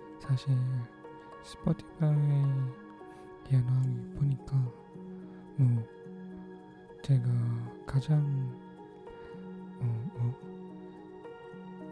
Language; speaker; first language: Korean; non-native, learner; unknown